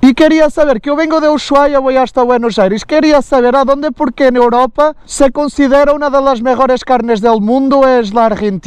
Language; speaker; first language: Spanish; non-native, learner; Portuguese